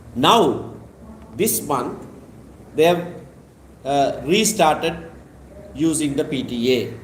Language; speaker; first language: English; non-native, local second language; Tamil